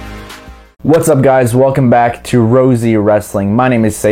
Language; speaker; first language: English; native; English